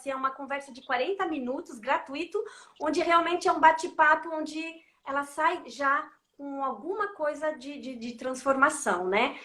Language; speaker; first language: Portuguese; non-native, fluent; French